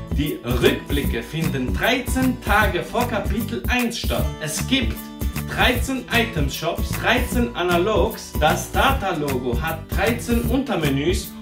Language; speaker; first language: German; early bilingual, other home language; Portuguese